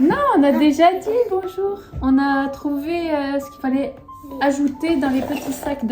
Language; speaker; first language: French; native; French